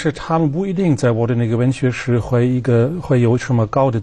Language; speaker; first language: Chinese; non-native, fluent; German